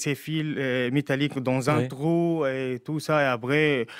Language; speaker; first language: French; non-native, fluent; Arabic